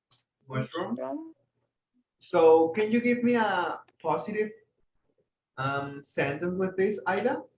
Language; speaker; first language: English; non-native, fluent; Spanish